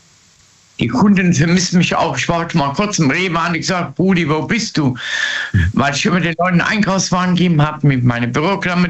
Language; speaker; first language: German; native; German